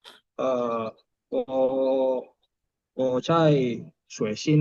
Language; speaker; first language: Chinese; non-native, learner; Indonesian